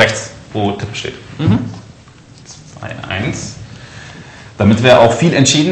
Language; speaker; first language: German; native; German